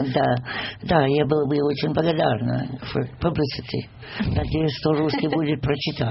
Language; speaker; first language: Russian; non-native, fluent; English